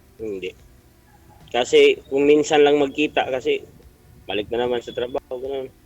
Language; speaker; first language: Filipino; non-native, local second language; Cebuano